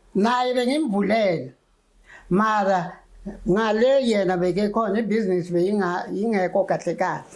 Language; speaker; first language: Zulu; native; Zulu